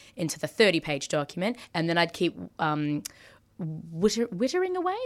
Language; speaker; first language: English; early bilingual, other home language; Maltese